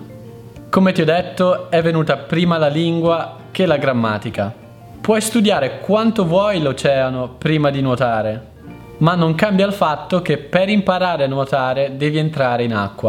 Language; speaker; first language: Italian; native; Italian